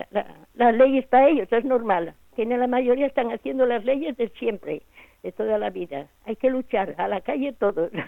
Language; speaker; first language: Spanish; native; Spanish